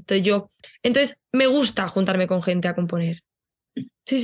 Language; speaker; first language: Spanish; native; Spanish